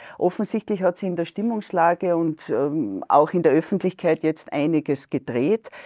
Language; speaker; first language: German; native; German